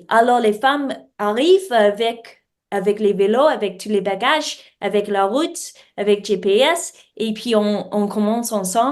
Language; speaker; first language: French; non-native, learner; English